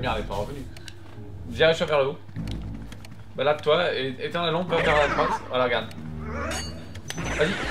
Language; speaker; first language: French; native; French